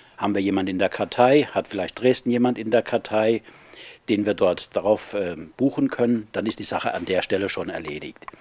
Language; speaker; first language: German; native; German